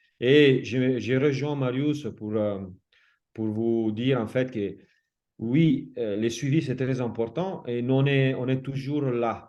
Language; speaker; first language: French; non-native, fluent; Italian